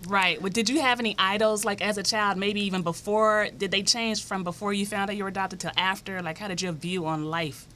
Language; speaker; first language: English; native; English